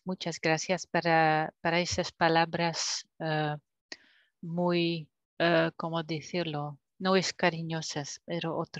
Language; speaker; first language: Spanish; non-native, fluent; French